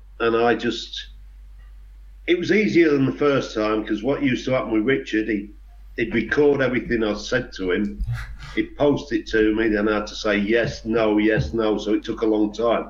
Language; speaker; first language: English; native; English